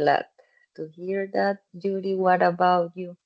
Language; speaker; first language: English; non-native, fluent; Spanish